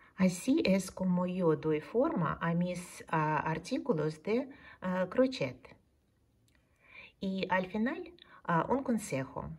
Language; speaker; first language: Spanish; non-native, fluent; Russian